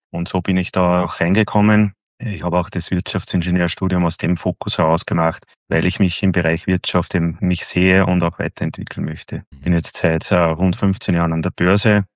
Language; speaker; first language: German; native; German